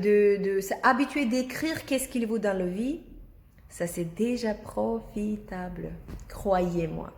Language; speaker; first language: French; non-native, learner; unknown